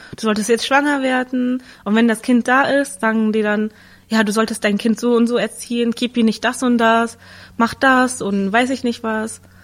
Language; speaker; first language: German; early bilingual, other home language; Tamil